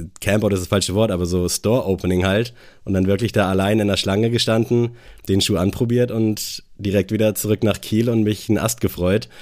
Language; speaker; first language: German; native; German